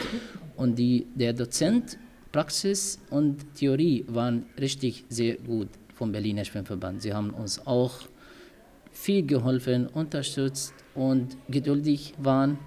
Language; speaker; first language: German; non-native, learner; Arabic